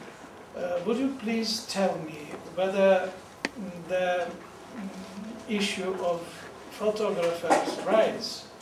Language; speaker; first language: English; non-native, fluent; Russian